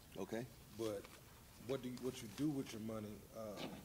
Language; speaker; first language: English; native; English